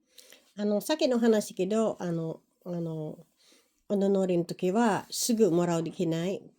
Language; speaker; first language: Japanese; non-native, learner; Filipino